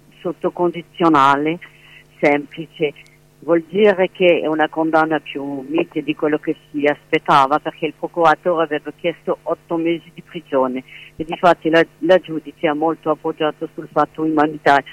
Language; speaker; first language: Italian; non-native, fluent; French